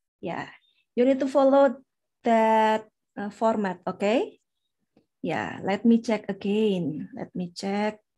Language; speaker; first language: English; non-native, fluent; Indonesian